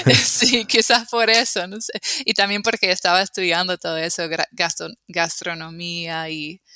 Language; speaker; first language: Spanish; non-native, fluent; English